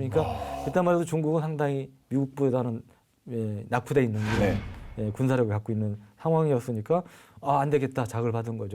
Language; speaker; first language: Korean; native; Korean